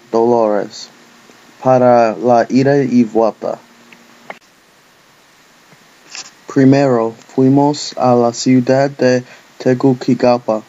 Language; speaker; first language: Spanish; non-native, learner; English